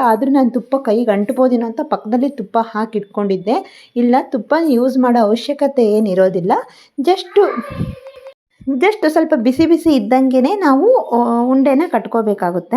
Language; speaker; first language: Kannada; native; Kannada